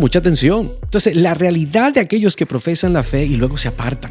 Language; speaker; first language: Spanish; native; Spanish